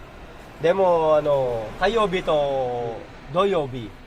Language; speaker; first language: Japanese; non-native, learner; Filipino